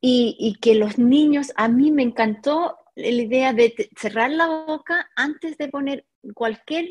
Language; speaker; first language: Spanish; non-native, fluent; English